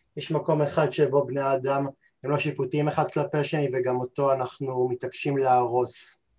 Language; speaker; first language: Hebrew; native; Hebrew